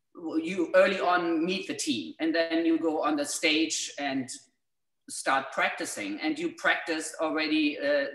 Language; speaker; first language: English; non-native, fluent; German